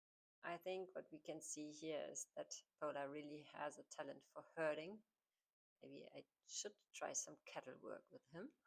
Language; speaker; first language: English; non-native, fluent; German